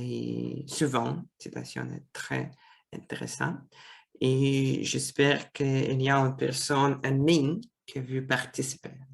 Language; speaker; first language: French; non-native, fluent; Russian